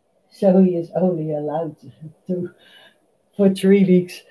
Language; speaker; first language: English; non-native, fluent; Dutch